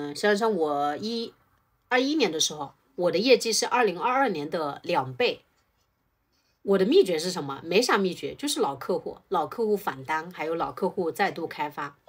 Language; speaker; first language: Chinese; native; Chinese